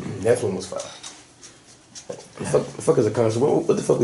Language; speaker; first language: English; native; English